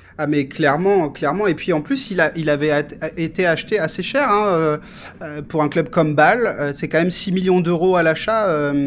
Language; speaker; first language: French; native; French